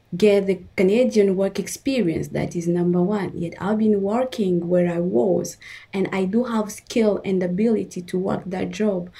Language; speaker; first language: English; non-native, fluent; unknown